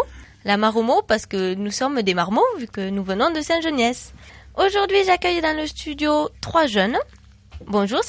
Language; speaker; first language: French; native; French